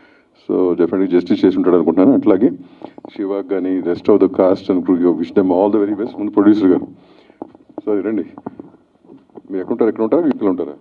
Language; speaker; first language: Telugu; native; Telugu